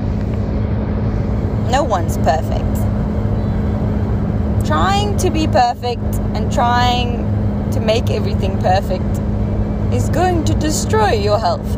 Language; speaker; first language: English; non-native, local second language; Afrikaans